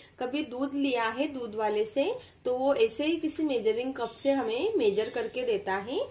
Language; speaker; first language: Hindi; non-native, local second language; Marathi